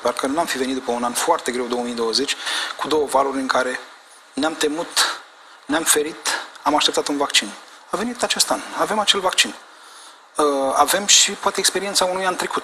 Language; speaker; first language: Romanian; native; Romanian